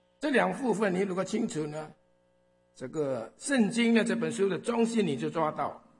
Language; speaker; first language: Chinese; early bilingual, heritage; Chinese